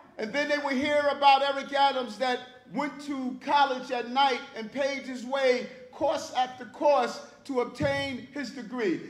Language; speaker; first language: English; native; English